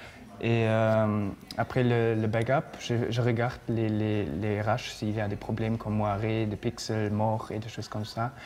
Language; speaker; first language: French; non-native, fluent; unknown